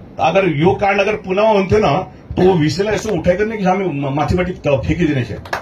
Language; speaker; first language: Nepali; early bilingual, heritage; Nepali